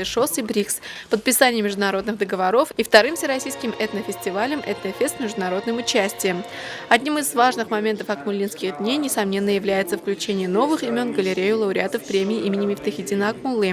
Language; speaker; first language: Russian; native; Russian